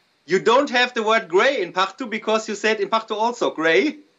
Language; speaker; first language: English; non-native, fluent; German